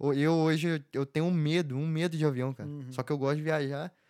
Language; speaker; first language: Portuguese; native; Portuguese